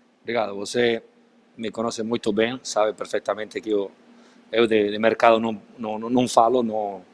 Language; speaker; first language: Portuguese; non-native, learner; Spanish